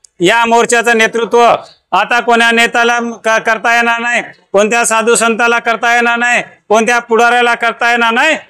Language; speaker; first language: Marathi; non-native, local second language; Lambadi